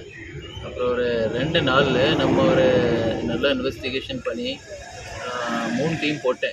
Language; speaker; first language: Tamil; non-native, fluent; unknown